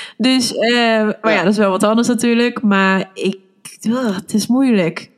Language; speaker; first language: Dutch; native; Dutch